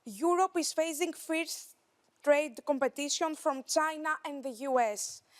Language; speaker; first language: English; non-native, fluent; Greek